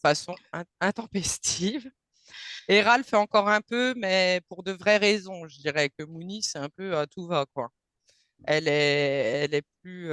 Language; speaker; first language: French; native; French